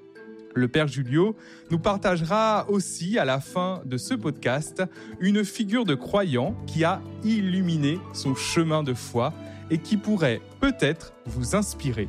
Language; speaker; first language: French; native; French